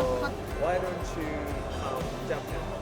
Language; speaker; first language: English; non-native, learner; Japanese